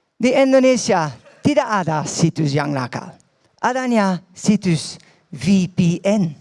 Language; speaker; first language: Indonesian; non-native, fluent; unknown